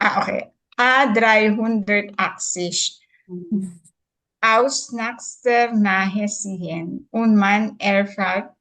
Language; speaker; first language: German; non-native, learner; Filipino